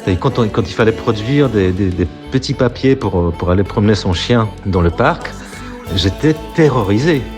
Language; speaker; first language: French; non-native, fluent; Polish